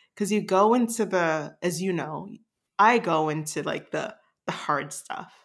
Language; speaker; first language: English; early bilingual, other home language; Haitian Creole